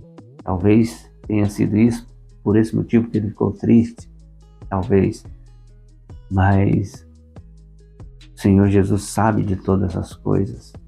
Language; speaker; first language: Portuguese; native; Portuguese